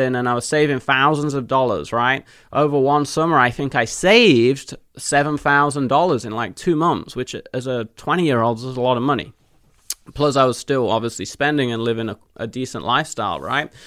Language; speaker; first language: English; native; English